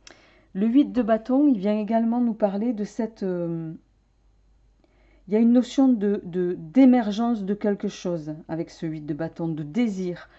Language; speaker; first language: French; native; French